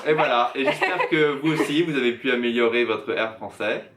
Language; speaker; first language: French; native; French